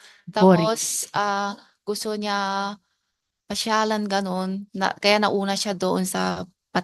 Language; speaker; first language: Filipino; non-native, learner; Chinese